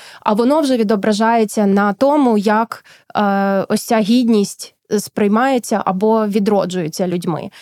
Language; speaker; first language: Ukrainian; early bilingual, heritage; Ukrainian